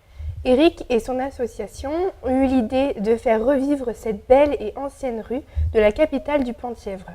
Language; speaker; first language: French; native; French